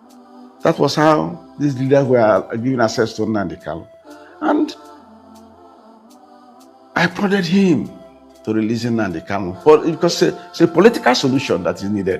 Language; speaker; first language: English; non-native, local second language; Igbo